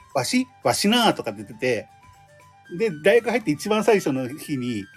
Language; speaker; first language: Japanese; native; Japanese